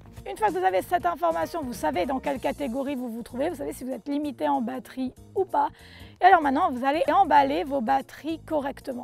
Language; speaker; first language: French; native; French